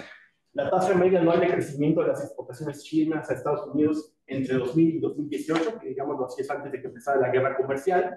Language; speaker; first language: Spanish; native; Spanish